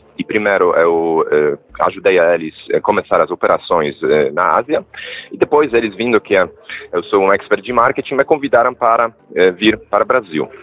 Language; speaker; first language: Portuguese; non-native, fluent; Polish